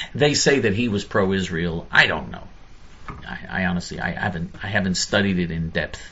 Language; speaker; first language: English; native; English